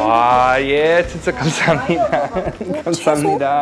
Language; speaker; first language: Korean; non-native, learner; English